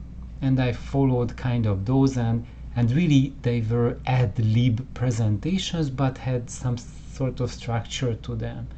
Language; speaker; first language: English; non-native, fluent; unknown